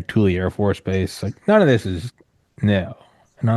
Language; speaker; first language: English; native; English